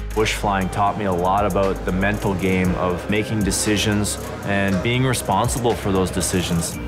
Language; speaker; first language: English; native; English